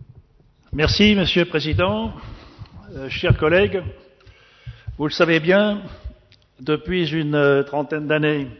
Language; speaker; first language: French; native; French